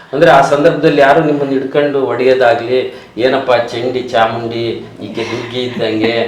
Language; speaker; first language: Kannada; native; Kannada